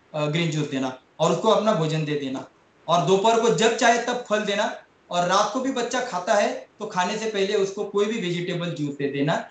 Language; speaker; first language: Hindi; non-native, local second language; Marathi